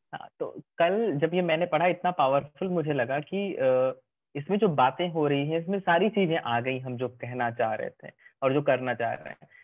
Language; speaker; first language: Hindi; native; Hindi